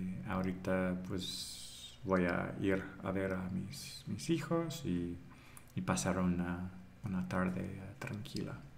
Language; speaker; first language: Spanish; non-native, fluent; English